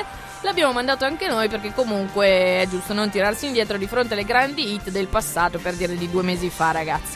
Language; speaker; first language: Italian; native; Italian